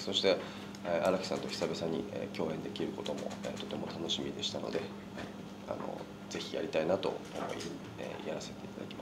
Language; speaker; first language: Japanese; native; Japanese